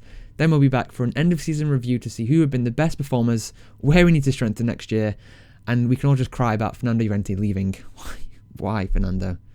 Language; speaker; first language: English; native; English